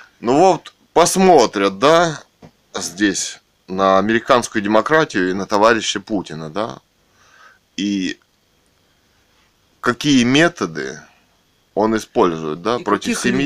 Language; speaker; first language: Russian; native; Russian